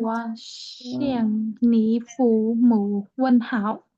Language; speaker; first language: Chinese; non-native, learner; Khmer